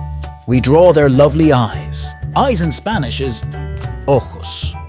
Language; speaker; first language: English; non-native, fluent; Spanish